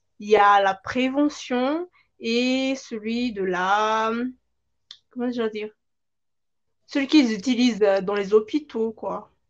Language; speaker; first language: French; non-native, local second language; Malagasy